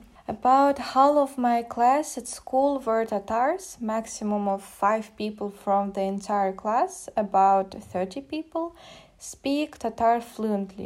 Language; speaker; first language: English; non-native, fluent; Russian